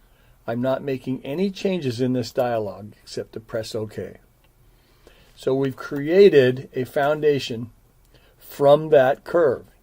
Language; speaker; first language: English; native; English